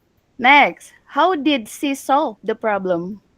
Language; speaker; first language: English; non-native, learner; Indonesian